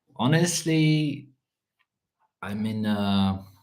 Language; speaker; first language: English; early bilingual, other home language; Polish